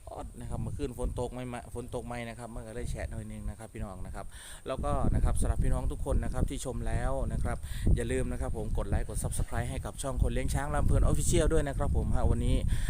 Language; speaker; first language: Thai; native; Thai